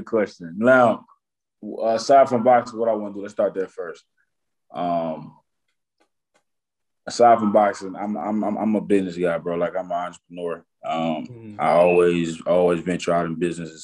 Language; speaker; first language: English; native; English